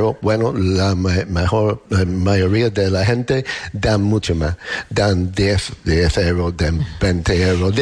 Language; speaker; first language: Spanish; non-native, learner; English